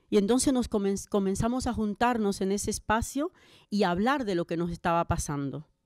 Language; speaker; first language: Spanish; native; Spanish